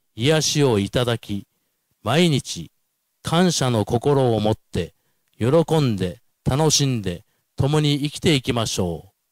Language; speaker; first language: Japanese; native; Japanese